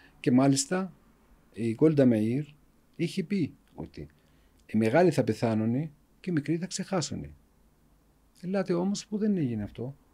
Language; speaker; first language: Greek; non-native, fluent; Arabic